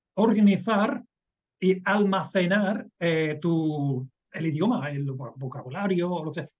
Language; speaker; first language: Spanish; non-native, fluent; English